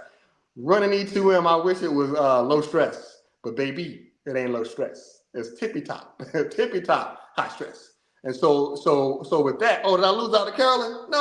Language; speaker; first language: English; native; English